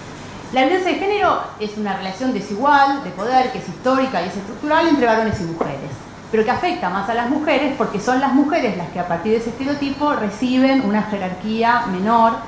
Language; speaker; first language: Spanish; native; Spanish